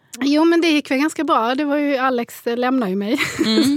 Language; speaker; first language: Swedish; native; Swedish